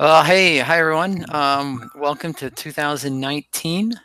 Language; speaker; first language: English; native; English